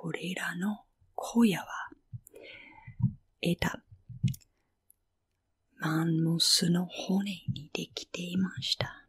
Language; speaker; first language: Japanese; non-native, fluent; English